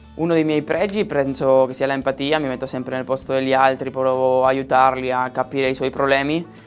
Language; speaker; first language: Italian; non-native, fluent; Spanish